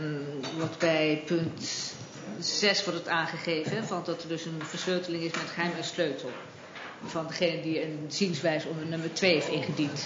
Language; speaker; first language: Dutch; native; Dutch